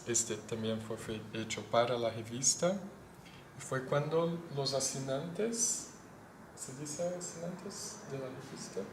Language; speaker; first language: Spanish; non-native, fluent; Portuguese